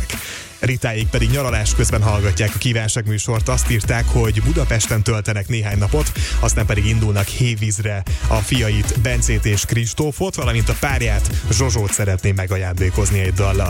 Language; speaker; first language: Hungarian; native; Hungarian